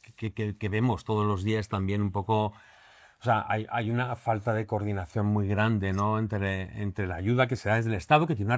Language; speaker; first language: Spanish; native; Spanish